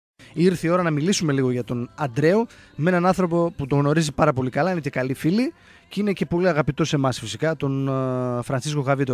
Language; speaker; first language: Greek; native; Greek